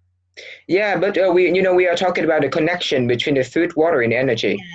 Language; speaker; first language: English; non-native, learner; Vietnamese